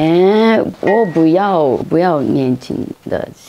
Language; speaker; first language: Chinese; non-native, learner; Japanese